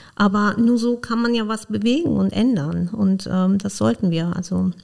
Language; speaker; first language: German; non-native, fluent; Persian